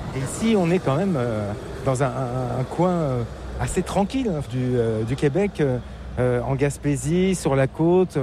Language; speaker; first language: French; native; French